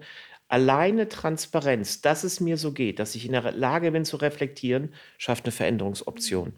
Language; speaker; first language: German; native; German